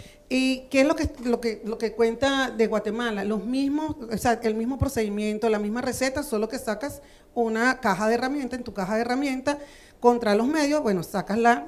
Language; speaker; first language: Spanish; native; Spanish